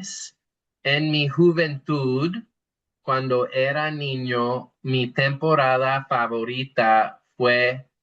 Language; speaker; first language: Spanish; non-native, fluent; English